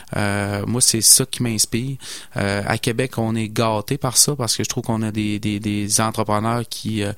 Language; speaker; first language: French; native; French